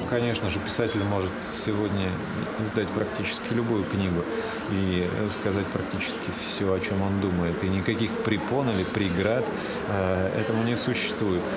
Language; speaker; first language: Russian; native; Russian